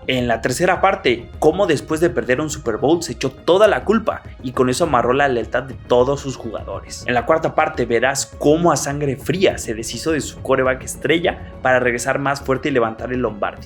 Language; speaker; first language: Spanish; native; Spanish